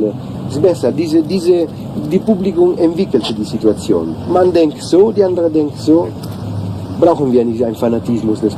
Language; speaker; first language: German; non-native, learner; Italian